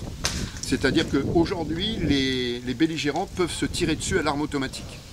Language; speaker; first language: French; native; French